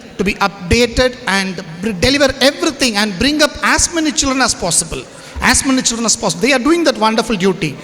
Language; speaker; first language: English; non-native, local second language; Tamil